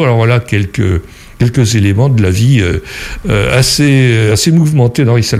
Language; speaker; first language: French; native; French